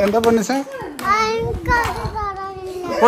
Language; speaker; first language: Malayalam; native; Malayalam